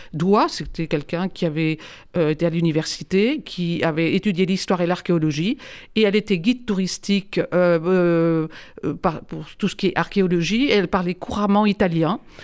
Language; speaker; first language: French; native; French